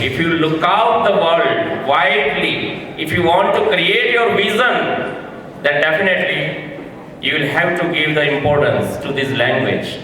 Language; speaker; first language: English; non-native, local second language; Gujarati